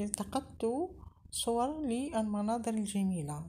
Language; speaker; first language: Arabic; native; Arabic